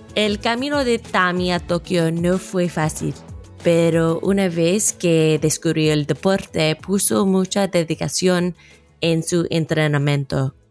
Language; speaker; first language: Spanish; non-native, fluent; English